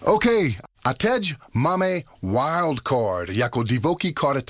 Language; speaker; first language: Czech; non-native, learner; English